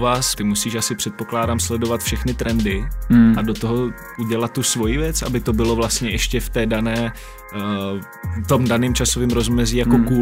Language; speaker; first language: Czech; native; Czech